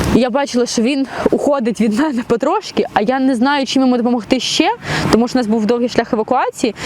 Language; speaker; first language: Ukrainian; non-native, local second language; Russian